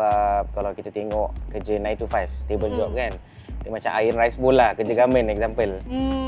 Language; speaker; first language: Malay; native; Malay